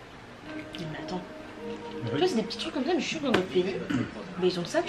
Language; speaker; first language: French; native; French